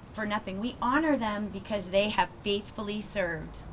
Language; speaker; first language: English; native; English